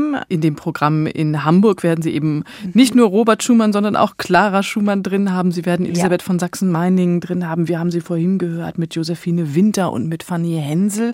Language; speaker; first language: German; native; German